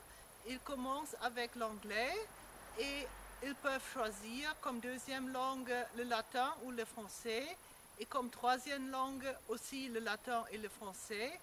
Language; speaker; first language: French; non-native, fluent; German